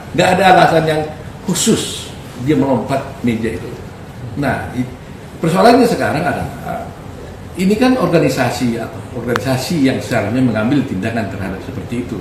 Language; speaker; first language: Indonesian; native; Indonesian